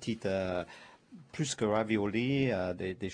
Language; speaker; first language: French; non-native, learner; Chinese